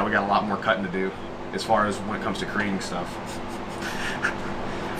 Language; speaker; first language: English; native; English